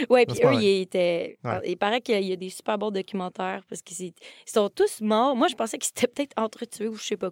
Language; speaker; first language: French; native; French